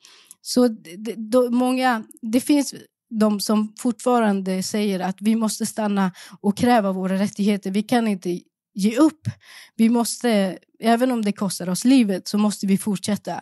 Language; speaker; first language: Swedish; early bilingual, other home language; Persian